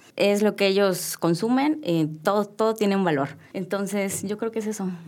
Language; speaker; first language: Spanish; native; Spanish